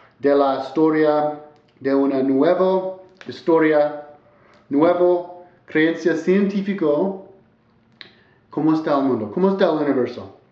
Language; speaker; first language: Spanish; non-native, learner; English